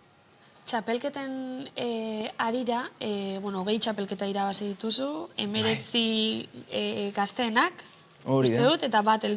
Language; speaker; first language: Basque; native; Basque